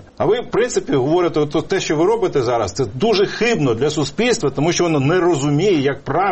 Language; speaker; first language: Ukrainian; native; Ukrainian